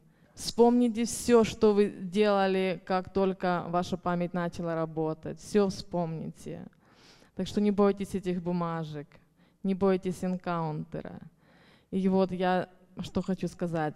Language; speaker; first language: Russian; native; Russian